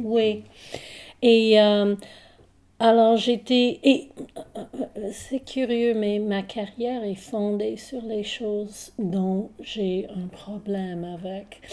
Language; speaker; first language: French; non-native, local second language; English